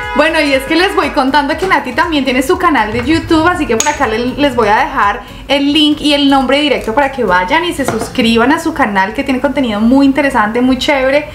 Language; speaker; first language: Spanish; native; Spanish